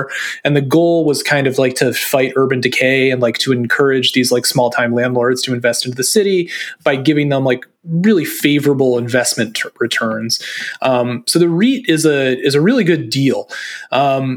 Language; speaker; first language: English; native; English